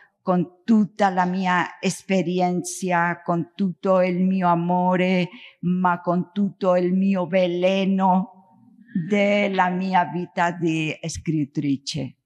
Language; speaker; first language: Italian; non-native, learner; Spanish